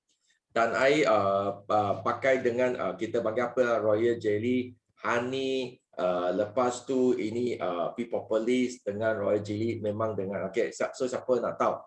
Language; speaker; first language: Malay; non-native, local second language; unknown